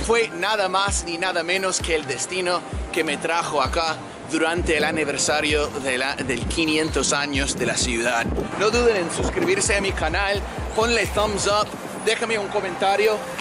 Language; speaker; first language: Spanish; non-native, fluent; English